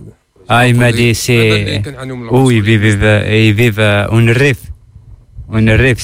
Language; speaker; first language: Spanish; non-native, learner; Arabic